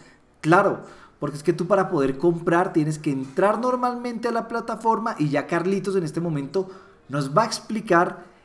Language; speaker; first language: Spanish; native; Spanish